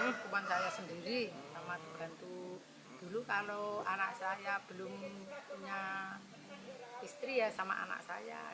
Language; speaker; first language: Indonesian; non-native, local second language; Javanese